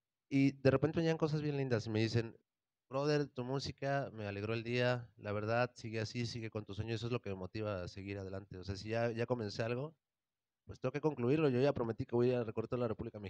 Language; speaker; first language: Spanish; native; Spanish